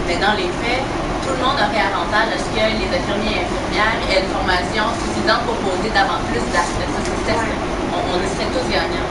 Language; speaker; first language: French; native; French